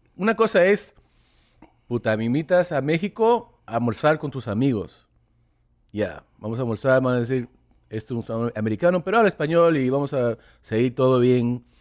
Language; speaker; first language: Spanish; early bilingual, heritage; English